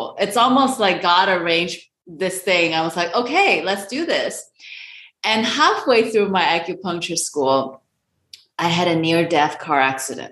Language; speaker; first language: English; non-native, local second language; Cantonese